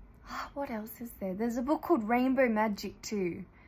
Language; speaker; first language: English; early bilingual, other home language; Korean